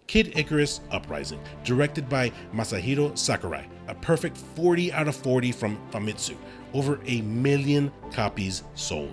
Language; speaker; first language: English; native; English